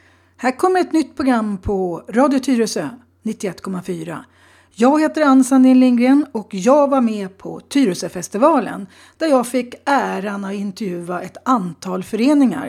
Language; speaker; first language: Swedish; native; Swedish